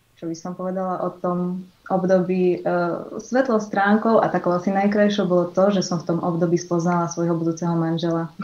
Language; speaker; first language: Slovak; early bilingual, other home language; Ukrainian